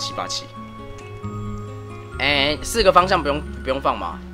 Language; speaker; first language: Chinese; native; Chinese